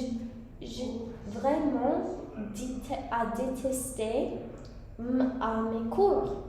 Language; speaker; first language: French; non-native, learner; English